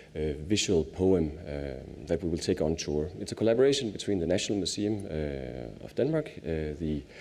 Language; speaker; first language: English; non-native, fluent; Danish